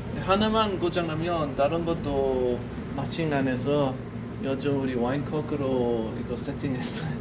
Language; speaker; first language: Korean; non-native, learner; English